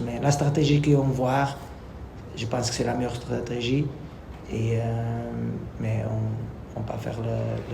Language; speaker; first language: French; non-native, learner; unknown